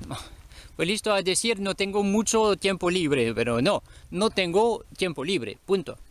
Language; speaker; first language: Spanish; non-native, learner; French